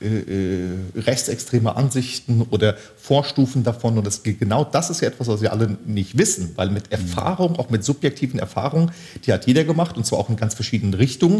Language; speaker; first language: German; early bilingual, other home language; Turkish